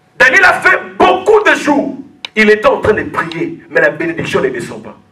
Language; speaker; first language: French; non-native, local second language; Lingala